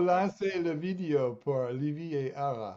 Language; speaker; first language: French; non-native, fluent; English